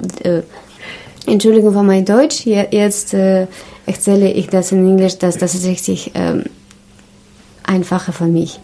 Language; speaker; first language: German; non-native, learner; Russian